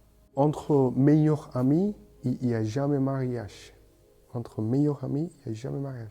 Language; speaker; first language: French; non-native, learner; Bangla